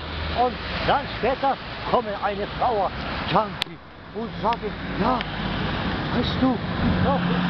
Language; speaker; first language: German; non-native, learner; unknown